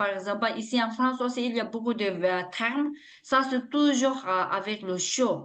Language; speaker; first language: French; non-native, learner; Tibetan